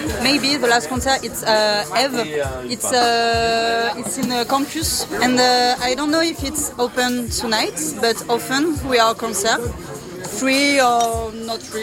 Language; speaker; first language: English; non-native, learner; French